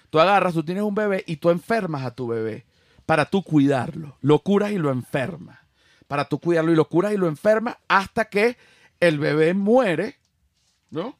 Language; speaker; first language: Spanish; native; Spanish